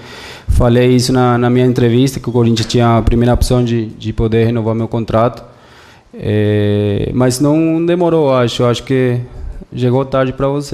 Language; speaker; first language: Portuguese; non-native, fluent; Spanish